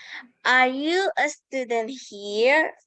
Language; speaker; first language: English; non-native, learner; Indonesian